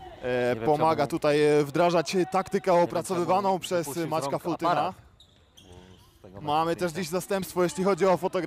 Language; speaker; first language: Polish; native; Polish